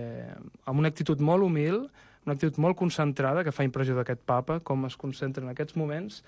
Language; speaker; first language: Catalan; native; Catalan